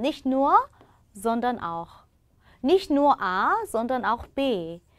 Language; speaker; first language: German; non-native, fluent; Korean